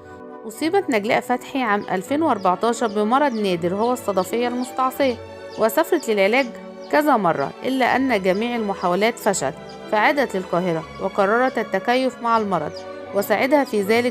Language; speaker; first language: Arabic; native; Arabic